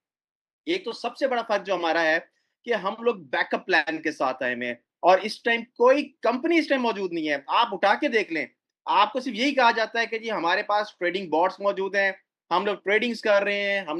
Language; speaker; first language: Hindi; native; Hindi